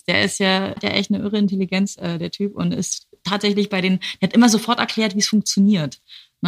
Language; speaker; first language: German; native; German